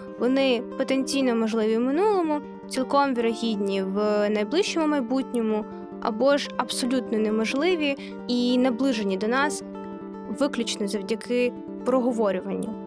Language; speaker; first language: Ukrainian; native; Ukrainian